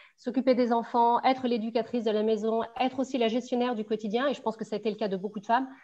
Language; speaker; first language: French; native; French